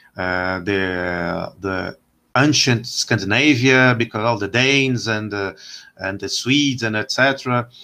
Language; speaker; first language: English; non-native, fluent; Portuguese